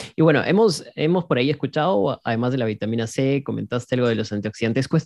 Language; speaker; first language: Spanish; native; Spanish